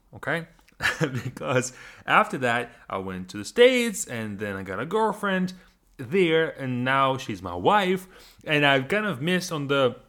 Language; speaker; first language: English; non-native, fluent; Russian